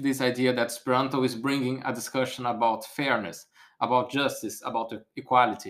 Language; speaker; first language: English; non-native, fluent; Portuguese